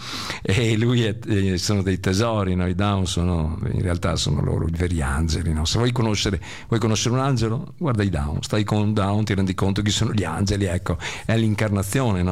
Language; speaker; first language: Italian; native; Italian